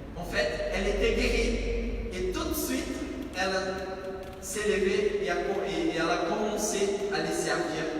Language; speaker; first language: French; non-native, fluent; Portuguese